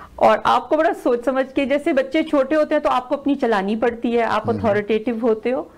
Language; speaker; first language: Urdu; native; Urdu